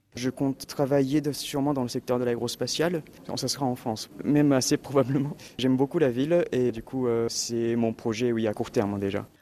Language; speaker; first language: French; non-native, fluent; Japanese